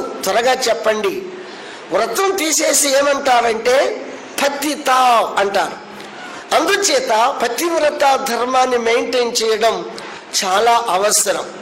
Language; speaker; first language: Telugu; native; Telugu